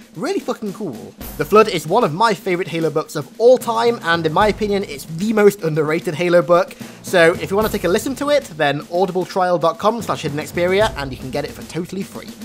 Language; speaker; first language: English; native; English